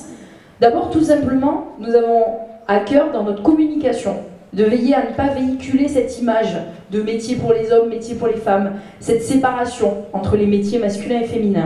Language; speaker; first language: French; native; French